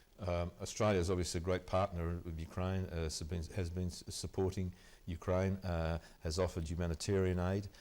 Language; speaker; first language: English; early bilingual, other home language; Ukrainian